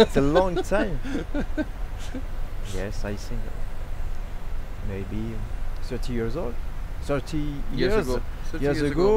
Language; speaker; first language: English; non-native, learner; French